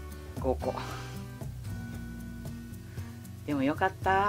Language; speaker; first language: Japanese; native; Japanese